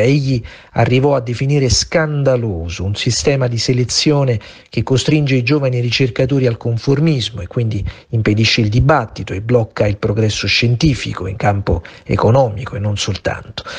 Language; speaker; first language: Italian; native; Italian